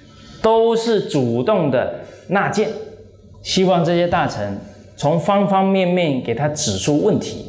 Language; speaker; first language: Chinese; native; Chinese